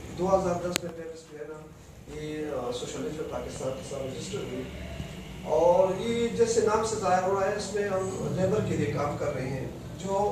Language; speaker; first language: Urdu; non-native, local second language; Pashto